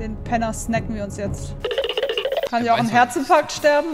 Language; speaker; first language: German; native; German